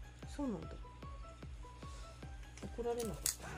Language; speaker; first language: Japanese; native; Japanese